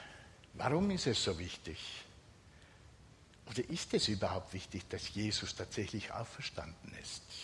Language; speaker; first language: German; non-native, fluent; Finnish